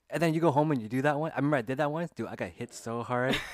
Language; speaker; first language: English; early bilingual, other home language; Vietnamese